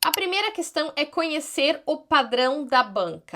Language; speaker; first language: Portuguese; native; Portuguese